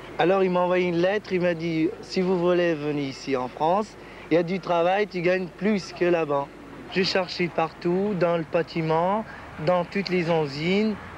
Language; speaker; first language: French; non-native, learner; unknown